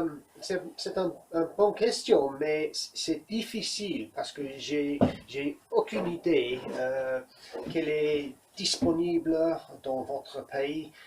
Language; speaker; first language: French; non-native, learner; English